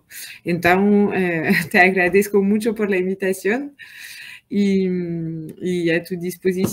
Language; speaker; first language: Portuguese; non-native, learner; French